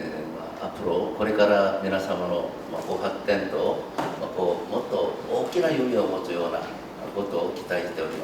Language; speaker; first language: Japanese; non-native, fluent; Korean